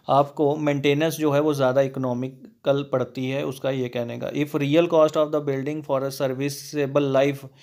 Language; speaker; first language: Hindi; native; Hindi